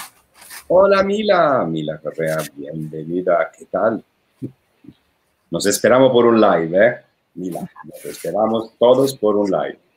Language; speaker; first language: Spanish; non-native, fluent; Italian